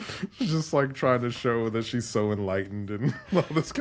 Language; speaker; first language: English; native; English